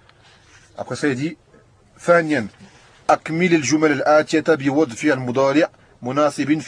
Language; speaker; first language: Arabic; non-native, fluent; French